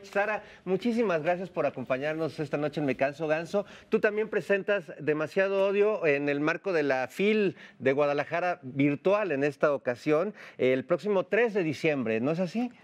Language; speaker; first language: Spanish; native; Spanish